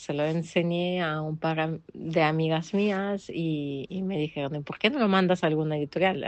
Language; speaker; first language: Spanish; non-native, fluent; Russian